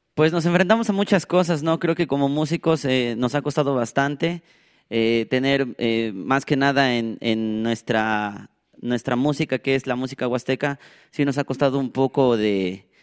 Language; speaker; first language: Spanish; non-native, local second language; Nahuatl languages